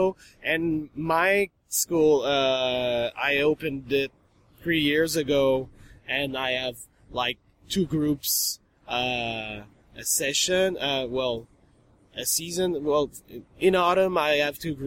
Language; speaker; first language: English; non-native, fluent; French